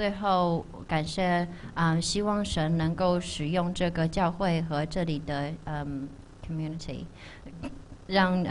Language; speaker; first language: Chinese; early bilingual, heritage; Chinese